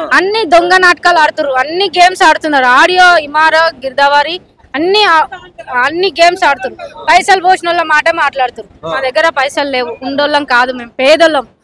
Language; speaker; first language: Telugu; native; Telugu